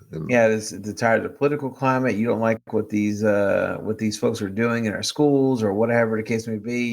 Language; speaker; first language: English; native; English